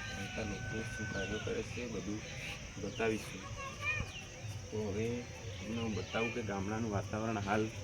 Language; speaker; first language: Gujarati; non-native, local second language; Bhili